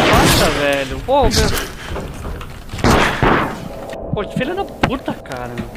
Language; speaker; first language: Portuguese; native; Portuguese